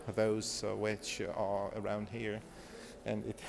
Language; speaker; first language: English; non-native, fluent; Russian